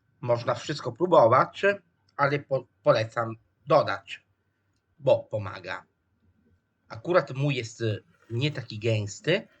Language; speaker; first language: Polish; non-native, fluent; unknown